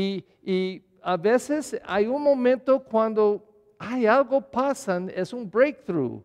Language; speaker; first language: Spanish; non-native, learner; English